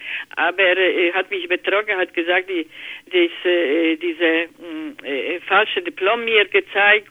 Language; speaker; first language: German; non-native, learner; Polish